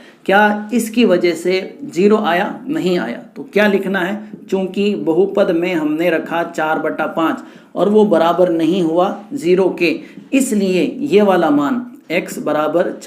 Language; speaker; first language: Hindi; native; Hindi